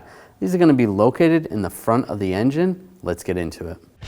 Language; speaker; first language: English; native; English